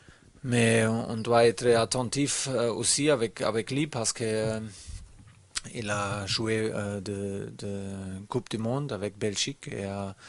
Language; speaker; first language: French; non-native, learner; German